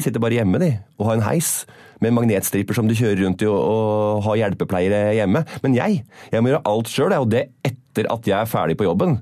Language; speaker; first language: Norwegian; native; Norwegian